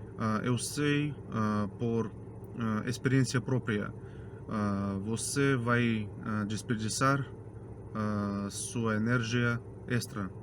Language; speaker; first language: Portuguese; non-native, fluent; Russian